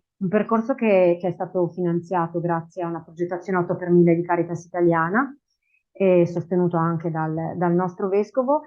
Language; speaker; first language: Italian; native; Italian